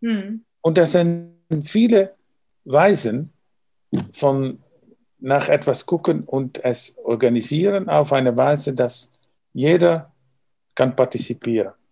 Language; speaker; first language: German; non-native, learner; Dutch